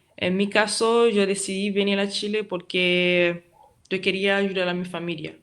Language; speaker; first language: Spanish; non-native, fluent; Haitian Creole